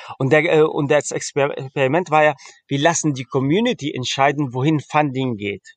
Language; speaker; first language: German; early bilingual, heritage; German